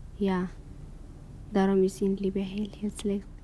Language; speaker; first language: Dutch; non-native, learner; Tigrinya